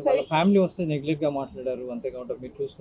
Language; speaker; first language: Telugu; native; Telugu